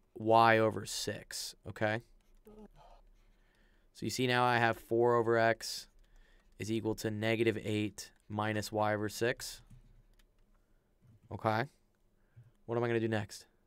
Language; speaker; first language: English; native; English